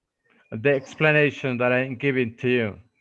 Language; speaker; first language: English; non-native, fluent; Spanish